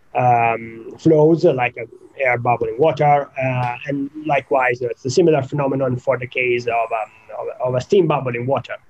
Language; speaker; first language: English; non-native, fluent; Italian